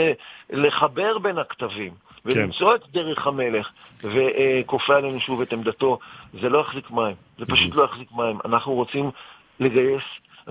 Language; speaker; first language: Hebrew; native; Hebrew